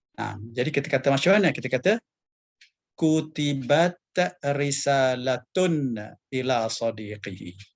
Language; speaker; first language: Malay; native; Malay